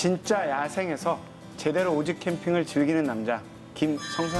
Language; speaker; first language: Korean; native; Korean